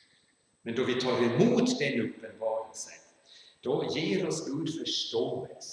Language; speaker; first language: Swedish; non-native, fluent; German